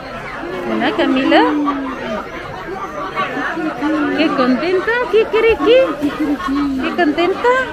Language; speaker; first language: Spanish; non-native, learner; Filipino